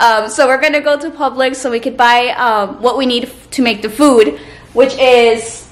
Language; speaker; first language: English; early bilingual, other home language; Spanish